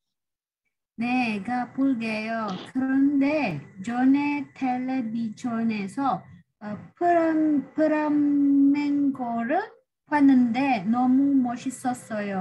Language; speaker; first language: Korean; non-native, learner; Malay